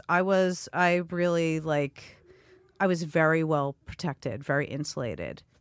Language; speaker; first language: English; native; English